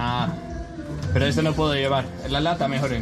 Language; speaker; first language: Spanish; non-native, learner; Danish